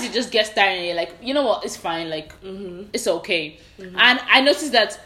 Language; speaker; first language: English; non-native, local second language; Yoruba